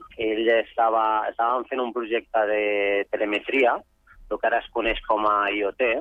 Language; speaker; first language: Catalan; non-native, local second language; Spanish